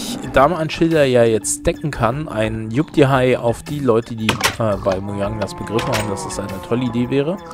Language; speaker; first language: German; native; German